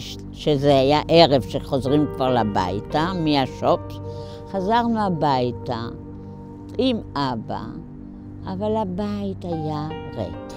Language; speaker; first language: Hebrew; non-native, fluent; Polish